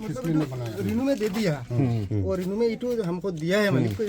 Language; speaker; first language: Hindi; non-native, local second language; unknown